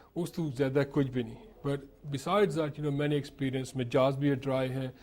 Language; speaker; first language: Urdu; early bilingual, heritage; Urdu